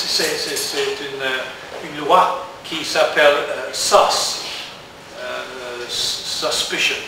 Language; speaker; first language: French; non-native, learner; English